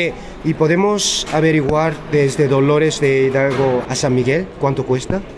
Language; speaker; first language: Spanish; non-native, fluent; Korean